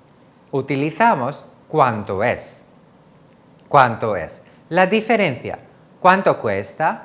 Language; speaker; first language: Spanish; non-native, fluent; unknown